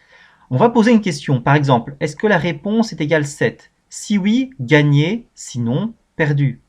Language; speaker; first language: French; native; French